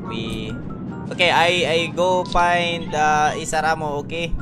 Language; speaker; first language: English; non-native, local second language; Filipino